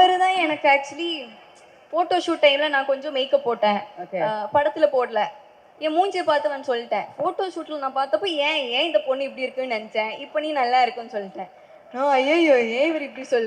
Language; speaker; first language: Tamil; non-native, fluent; Malayalam